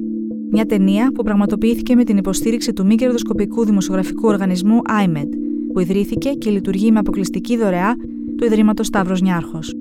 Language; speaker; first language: Greek; native; Greek